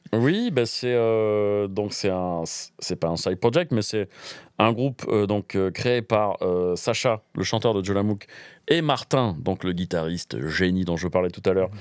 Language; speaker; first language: French; native; French